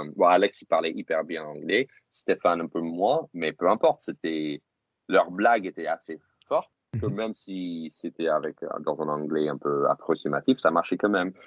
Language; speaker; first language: French; non-native, fluent; English